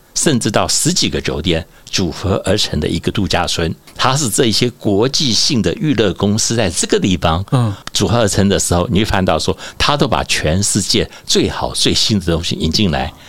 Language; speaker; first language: Chinese; native; Chinese